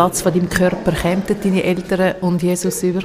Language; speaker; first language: German; native; German